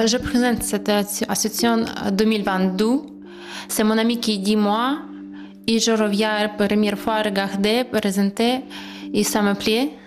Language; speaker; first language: French; non-native, learner; Ukrainian